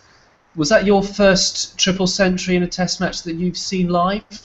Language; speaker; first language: English; native; English